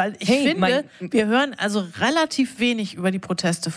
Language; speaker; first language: German; native; German